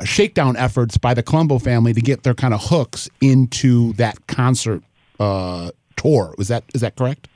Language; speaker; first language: English; native; English